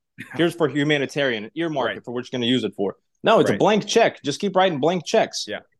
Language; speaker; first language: English; non-native, fluent; Uzbek